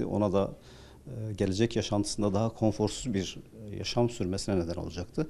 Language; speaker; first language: Turkish; native; Turkish